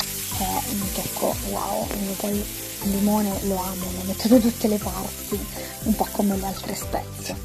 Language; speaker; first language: Italian; native; Italian